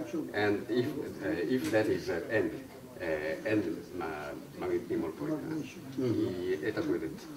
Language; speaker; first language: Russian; non-native, learner; Japanese